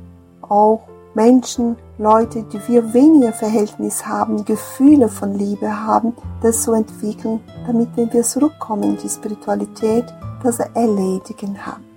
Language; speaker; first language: German; non-native, fluent; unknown